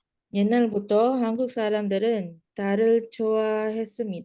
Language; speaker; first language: Korean; non-native, learner; Malay